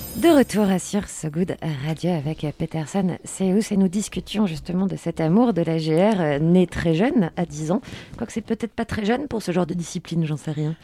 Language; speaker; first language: French; native; French